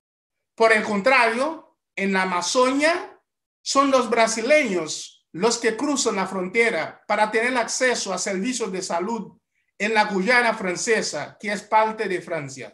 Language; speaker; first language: Spanish; non-native, fluent; Haitian Creole